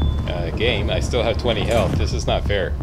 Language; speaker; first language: English; native; English